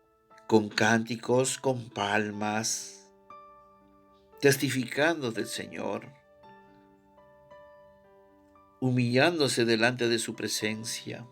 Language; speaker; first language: Spanish; native; Spanish